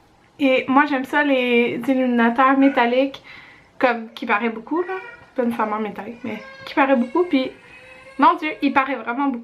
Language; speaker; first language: French; native; French